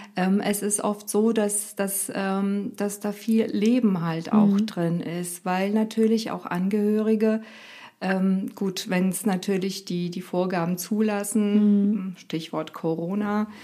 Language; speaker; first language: German; early bilingual, other home language; Romanian